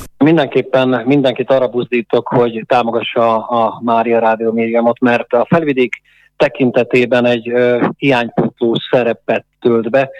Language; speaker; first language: Hungarian; native; Hungarian